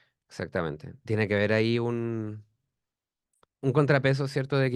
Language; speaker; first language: Spanish; native; Spanish